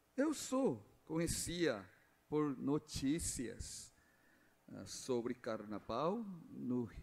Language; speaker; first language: Portuguese; non-native, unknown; Korean